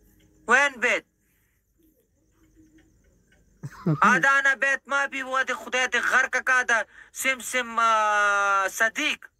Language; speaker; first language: Arabic; non-native, learner; Pashto